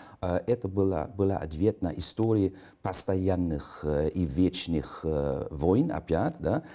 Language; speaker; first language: Russian; non-native, fluent; German